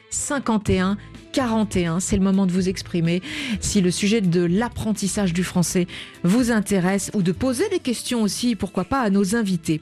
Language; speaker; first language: French; native; French